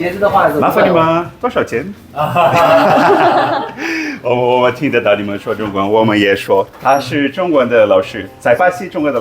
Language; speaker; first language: Chinese; non-native, fluent; Portuguese